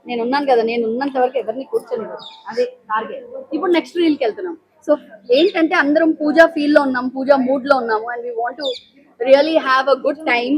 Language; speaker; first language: Telugu; non-native, local second language; Bangla